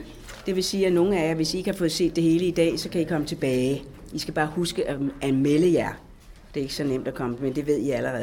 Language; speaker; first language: Danish; native; Danish